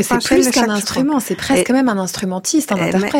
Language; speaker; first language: French; native; French